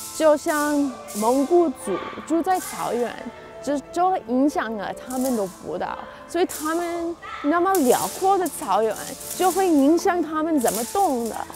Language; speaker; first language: Chinese; non-native, fluent; English